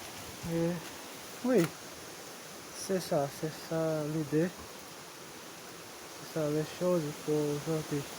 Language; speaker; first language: French; non-native, learner; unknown